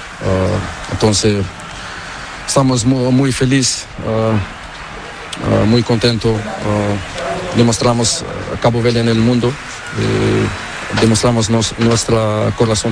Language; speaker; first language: Spanish; non-native, learner; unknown